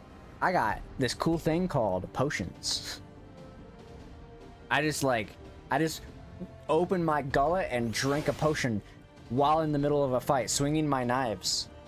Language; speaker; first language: English; native; English